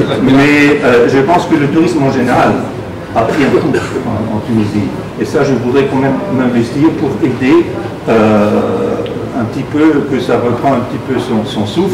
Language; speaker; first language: French; non-native, fluent; German